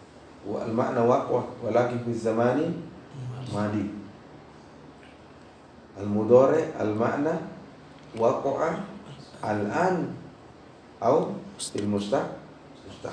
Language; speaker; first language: Arabic; non-native, fluent; Indonesian